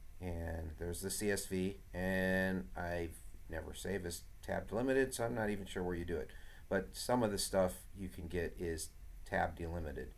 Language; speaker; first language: English; native; English